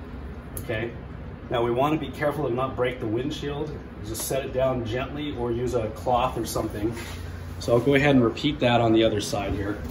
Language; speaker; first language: English; native; English